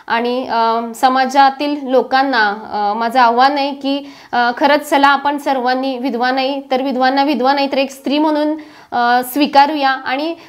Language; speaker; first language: Marathi; native; Marathi